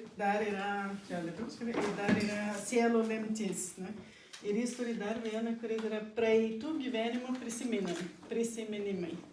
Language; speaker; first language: Lithuanian; non-native, learner; Portuguese